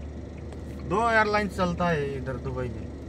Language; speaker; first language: Hindi; non-native, learner; Nepali